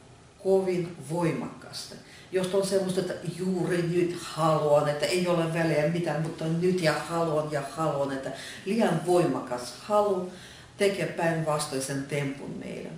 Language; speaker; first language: Finnish; non-native, fluent; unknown